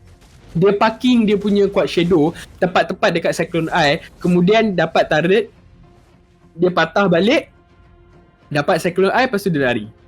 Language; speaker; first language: Malay; native; Malay